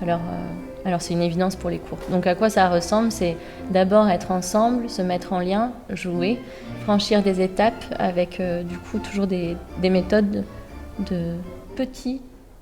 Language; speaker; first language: French; native; French